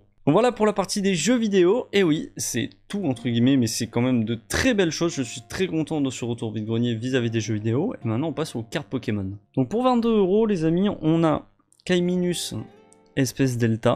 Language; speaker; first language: French; native; French